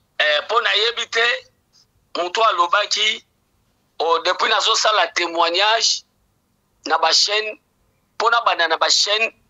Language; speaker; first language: Lingala; non-native, local second language; Kongo